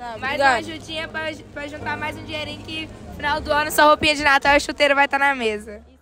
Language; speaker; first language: Portuguese; native; Portuguese